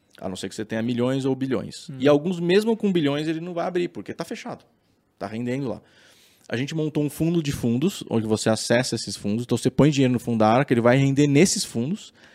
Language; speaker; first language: Portuguese; native; Portuguese